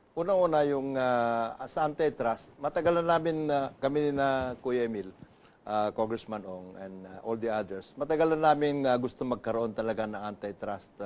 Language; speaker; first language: Filipino; non-native, local second language; Iloko